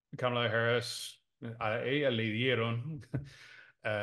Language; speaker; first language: Spanish; non-native, fluent; English